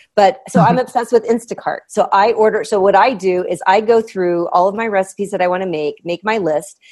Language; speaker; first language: English; native; English